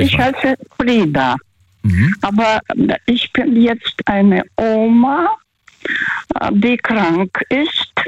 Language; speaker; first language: German; non-native, fluent; Russian